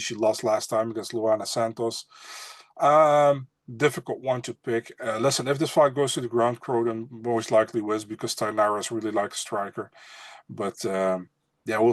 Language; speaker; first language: English; non-native, fluent; Dutch